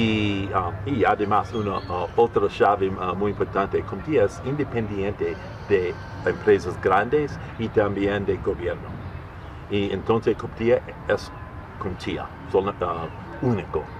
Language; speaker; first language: Spanish; non-native, learner; English